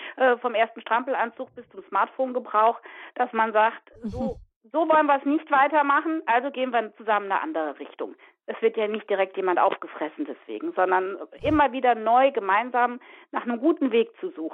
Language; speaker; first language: German; native; German